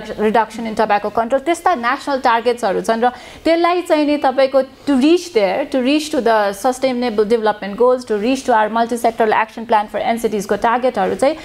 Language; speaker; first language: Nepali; native; Nepali